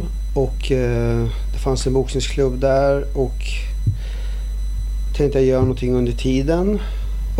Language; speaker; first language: Swedish; early bilingual, other home language; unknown